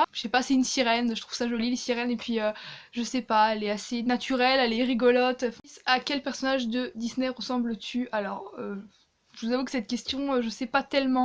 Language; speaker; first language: French; native; French